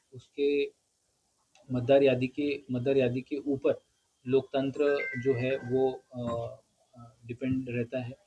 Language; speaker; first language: Hindi; non-native, local second language; Marathi